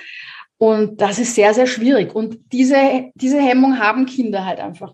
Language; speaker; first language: German; native; German